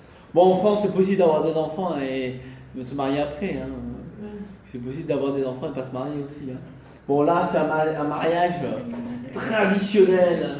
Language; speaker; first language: French; non-native, fluent; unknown